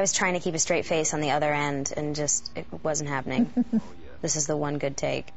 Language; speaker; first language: English; native; English